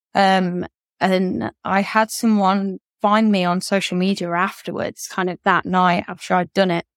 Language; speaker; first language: English; native; English